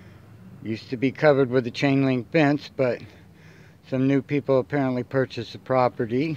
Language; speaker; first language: English; native; English